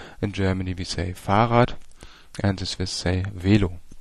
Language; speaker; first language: English; non-native, fluent; German